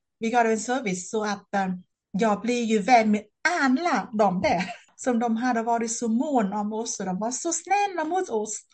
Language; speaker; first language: Swedish; non-native, fluent; Vietnamese